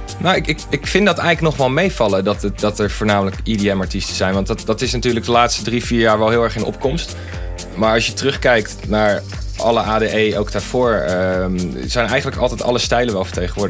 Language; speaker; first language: Dutch; native; Dutch